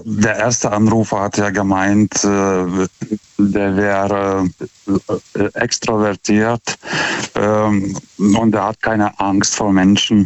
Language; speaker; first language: German; non-native, fluent; Lithuanian